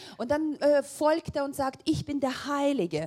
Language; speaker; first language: German; non-native, learner; Russian